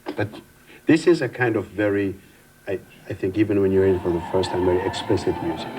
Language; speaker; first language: English; non-native, fluent; French